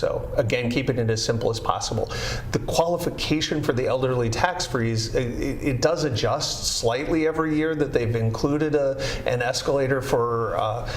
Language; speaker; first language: English; native; English